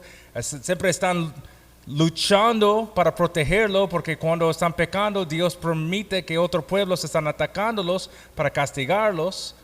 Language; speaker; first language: Spanish; non-native, fluent; English